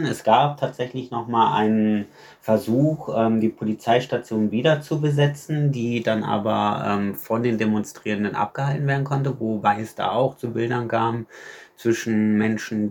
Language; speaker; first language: German; native; German